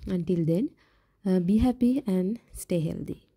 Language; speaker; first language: English; non-native, local second language; Sinhala